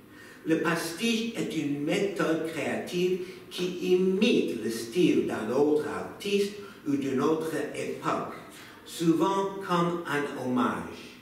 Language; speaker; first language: French; non-native, fluent; English